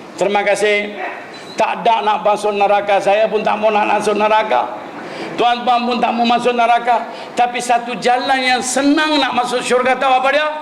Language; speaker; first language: Malay; non-native, local second language; Min Nan Chinese